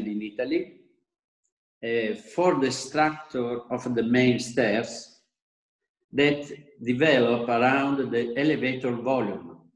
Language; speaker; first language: English; non-native, fluent; Italian